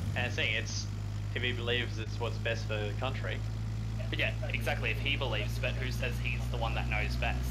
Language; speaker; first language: English; native; English